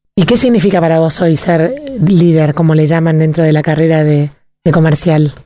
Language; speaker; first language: Spanish; native; Spanish